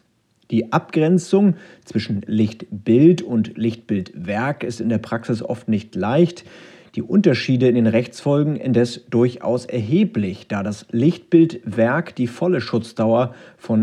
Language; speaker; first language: German; native; German